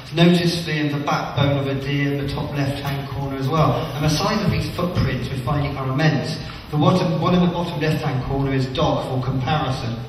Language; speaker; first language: English; native; English